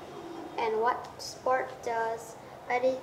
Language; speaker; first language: English; non-native, learner; Vietnamese